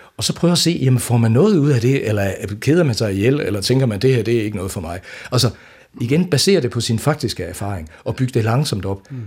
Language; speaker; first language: Danish; native; Danish